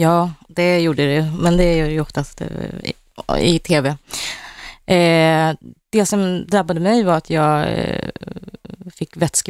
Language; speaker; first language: Swedish; native; Swedish